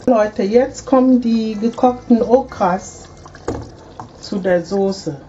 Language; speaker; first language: German; non-native, fluent; Akan